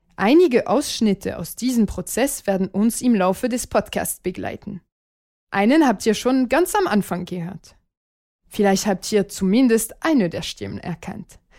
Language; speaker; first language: German; non-native, fluent; French